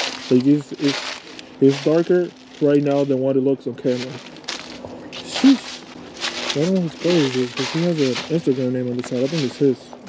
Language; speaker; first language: English; early bilingual, other home language; Spanish